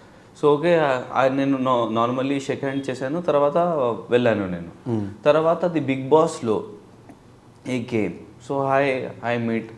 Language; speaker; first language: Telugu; non-native, learner; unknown